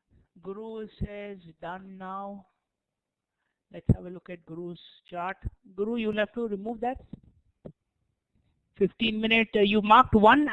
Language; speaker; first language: English; non-native, local second language; Hindi